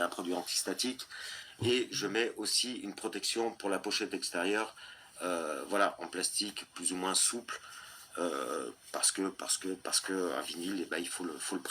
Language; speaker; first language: French; native; French